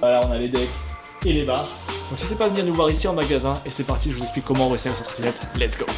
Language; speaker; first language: French; native; French